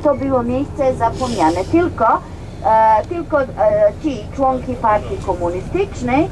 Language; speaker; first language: Polish; non-native, learner; Serbian